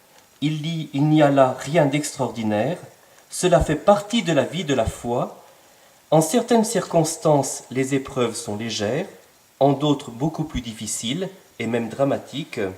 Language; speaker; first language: French; native; French